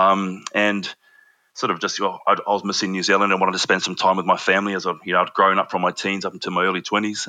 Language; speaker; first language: English; native; English